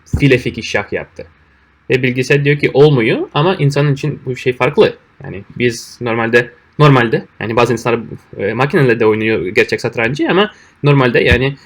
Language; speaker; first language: Turkish; non-native, fluent; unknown